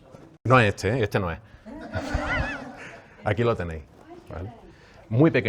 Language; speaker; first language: Spanish; native; Spanish